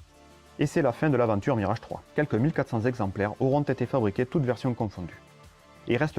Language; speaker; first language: French; native; French